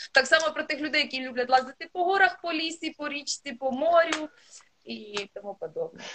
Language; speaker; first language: Ukrainian; non-native, local second language; Russian